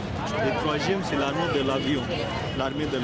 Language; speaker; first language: French; non-native, learner; Hindi